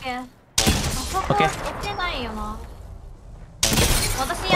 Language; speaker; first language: Japanese; non-native, fluent; Thai